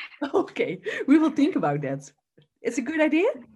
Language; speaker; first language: English; non-native, fluent; Dutch